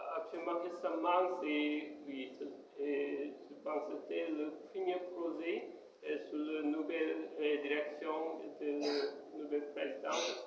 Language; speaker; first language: French; non-native, fluent; Korean